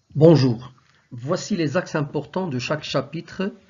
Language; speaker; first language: French; non-native, local second language; Arabic